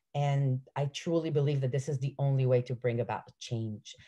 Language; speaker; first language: English; non-native, fluent; Hebrew